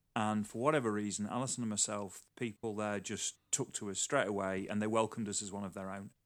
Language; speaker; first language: English; native; English